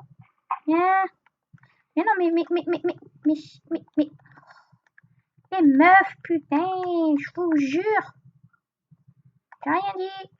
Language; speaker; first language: French; native; French